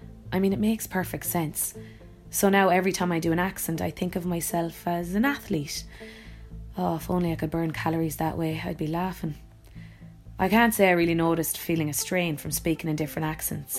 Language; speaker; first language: English; native; English